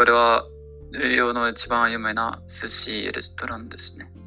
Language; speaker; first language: Japanese; non-native, learner; Ukrainian